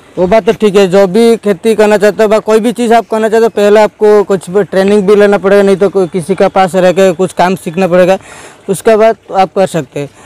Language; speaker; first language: Hindi; non-native, local second language; Odia